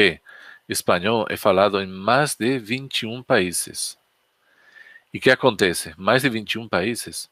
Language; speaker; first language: Portuguese; non-native, fluent; Spanish